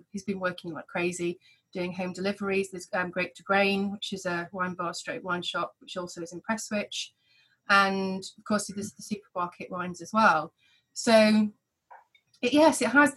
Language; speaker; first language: English; native; English